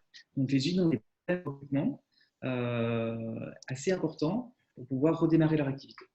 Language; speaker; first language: French; native; French